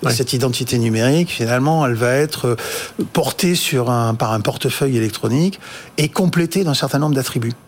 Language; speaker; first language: French; native; French